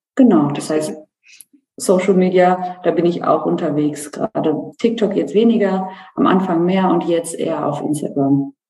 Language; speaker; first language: German; early bilingual, other home language; Turkish